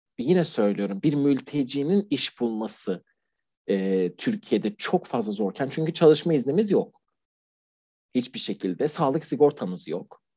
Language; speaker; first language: Turkish; non-native, fluent; Persian